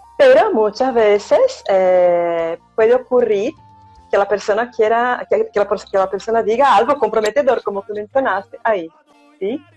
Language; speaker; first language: Spanish; non-native, fluent; Portuguese